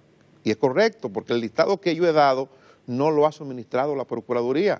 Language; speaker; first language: Spanish; native; Spanish